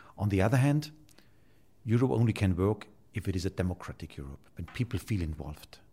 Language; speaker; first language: English; non-native, fluent; German